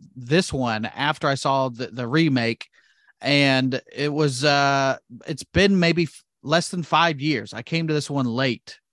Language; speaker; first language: English; native; English